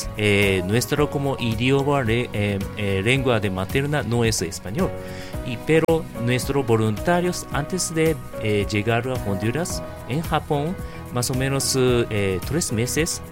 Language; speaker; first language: Spanish; non-native, learner; Japanese